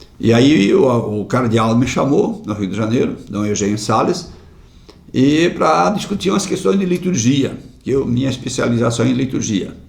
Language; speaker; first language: Portuguese; non-native, local second language; German